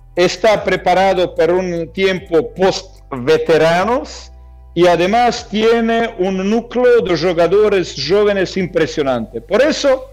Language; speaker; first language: Spanish; non-native, fluent; Croatian